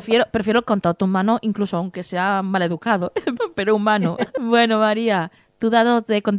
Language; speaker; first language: Spanish; native; Spanish